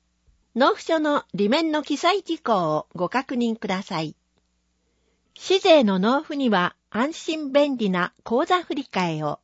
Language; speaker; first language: Japanese; native; Japanese